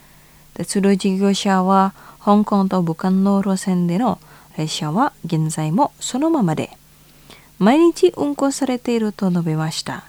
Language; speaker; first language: Japanese; non-native, fluent; Indonesian